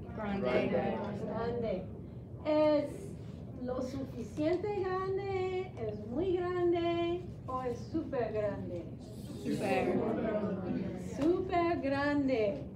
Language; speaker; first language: Spanish; non-native, fluent; English